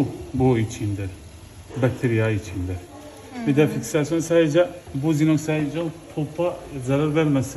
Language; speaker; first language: Turkish; non-native, fluent; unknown